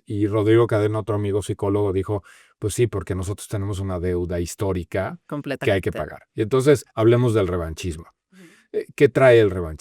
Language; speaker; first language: Spanish; native; Spanish